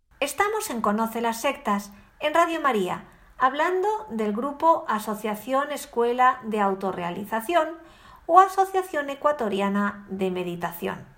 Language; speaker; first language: Spanish; native; Spanish